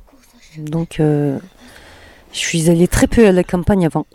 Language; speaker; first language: French; non-native, fluent; Mongolian